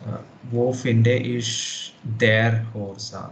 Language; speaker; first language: German; non-native, learner; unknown